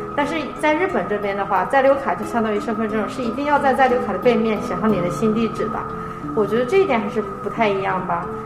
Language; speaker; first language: Chinese; native; Chinese